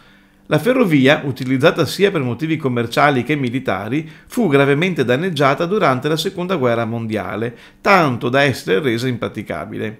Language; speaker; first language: Italian; native; Italian